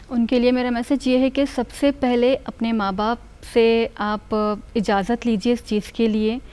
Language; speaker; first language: Hindi; native; Hindi